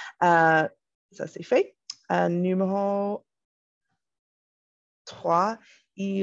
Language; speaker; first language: French; non-native, learner; English